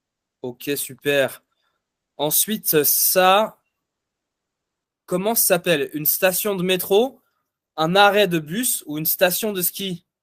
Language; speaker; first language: French; non-native, fluent; Vietnamese